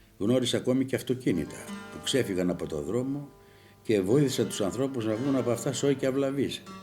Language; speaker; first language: Greek; native; Greek